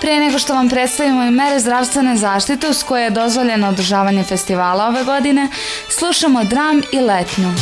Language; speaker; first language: Serbian; native; Serbian